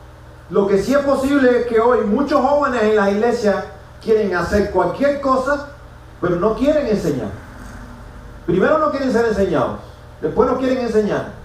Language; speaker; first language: Spanish; native; Spanish